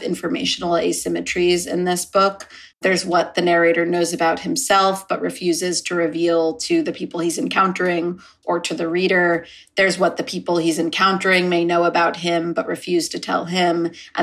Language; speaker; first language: English; native; English